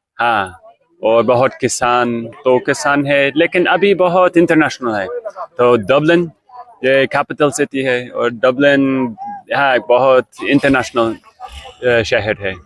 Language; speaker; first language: Hindi; non-native, learner; English